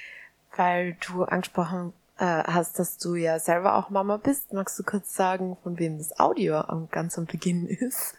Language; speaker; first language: German; native; German